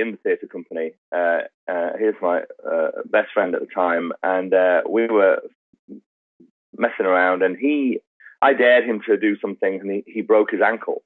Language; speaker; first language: English; native; English